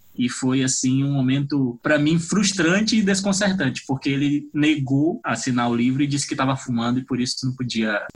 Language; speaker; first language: Portuguese; native; Portuguese